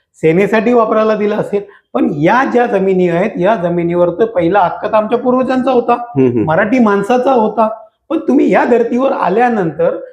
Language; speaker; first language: Marathi; native; Marathi